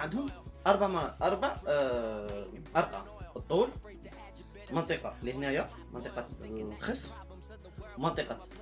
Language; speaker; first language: Arabic; native; Arabic